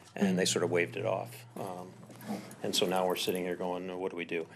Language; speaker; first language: English; native; English